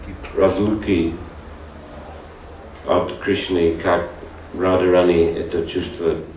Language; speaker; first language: Russian; non-native, learner; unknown